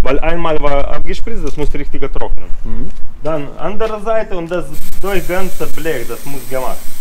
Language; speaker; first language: German; non-native, learner; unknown